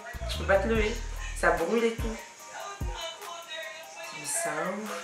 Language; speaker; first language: French; native; French